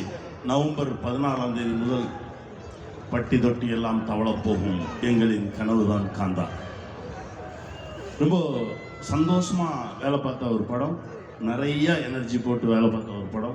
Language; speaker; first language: Tamil; native; Tamil